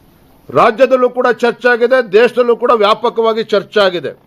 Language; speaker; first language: Kannada; native; Kannada